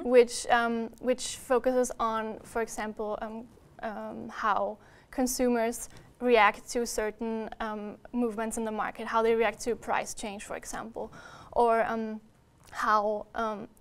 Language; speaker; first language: English; non-native, fluent; German